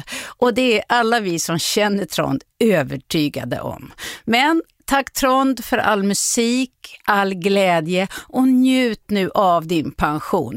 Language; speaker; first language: Swedish; native; Swedish